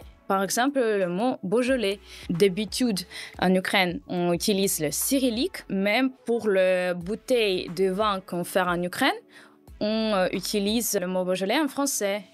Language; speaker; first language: French; non-native, fluent; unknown